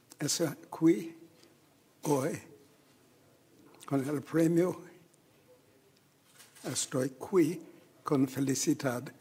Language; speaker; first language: Spanish; non-native, learner; English